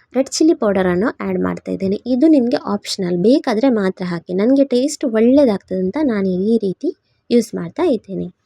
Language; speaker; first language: Kannada; non-native, local second language; Tulu